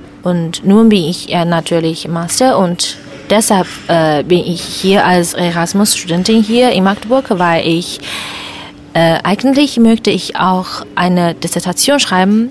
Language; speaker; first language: German; non-native, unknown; Chinese